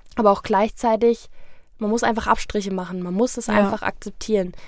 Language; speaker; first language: German; native; German